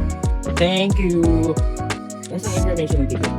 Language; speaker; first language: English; non-native, local second language; Filipino